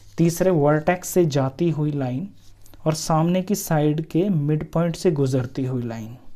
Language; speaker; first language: Hindi; native; Hindi